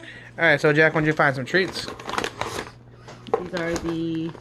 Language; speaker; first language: English; native; English